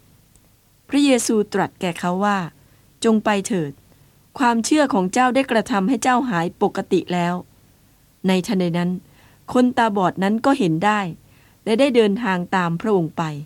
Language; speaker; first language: Thai; native; Thai